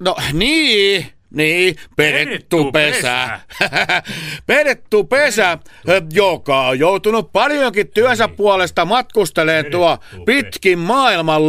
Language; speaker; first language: Finnish; native; Finnish